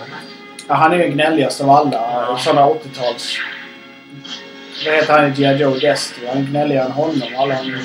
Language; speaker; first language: Swedish; native; Swedish